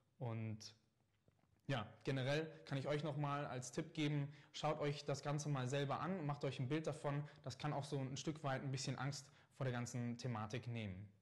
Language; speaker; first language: German; native; German